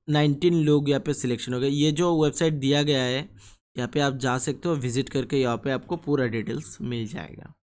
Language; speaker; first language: Hindi; non-native, local second language; Bangla